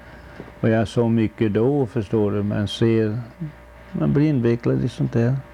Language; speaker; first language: Swedish; early bilingual, heritage; Swedish